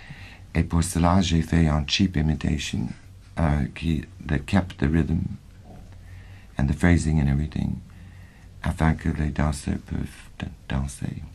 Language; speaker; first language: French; non-native, fluent; English